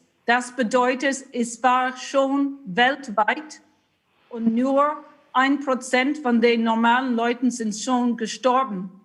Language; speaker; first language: German; non-native, learner; English